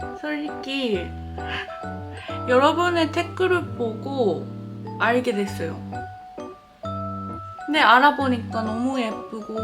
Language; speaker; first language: Korean; non-native, learner; Japanese